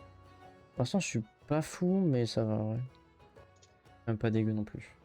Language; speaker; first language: French; native; French